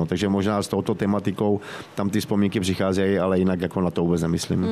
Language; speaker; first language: Czech; native; Czech